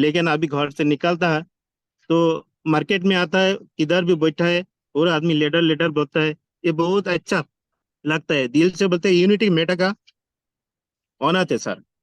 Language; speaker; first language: Hindi; non-native, learner; Bangla